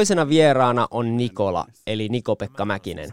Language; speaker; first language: Finnish; native; Finnish